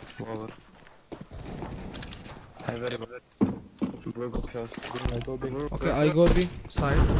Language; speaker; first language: English; non-native, learner; Turkish